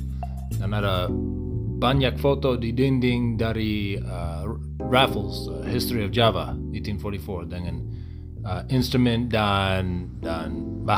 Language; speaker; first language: Indonesian; non-native, learner; English